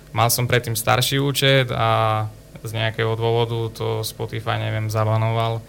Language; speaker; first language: Slovak; non-native, local second language; Rusyn